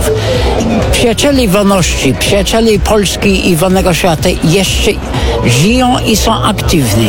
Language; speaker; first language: Polish; non-native, fluent; English